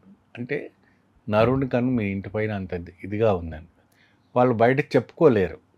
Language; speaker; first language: Telugu; non-native, fluent; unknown